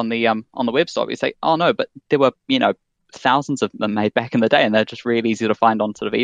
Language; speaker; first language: English; native; English